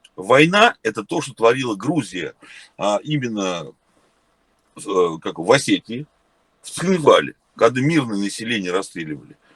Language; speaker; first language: Russian; native; Russian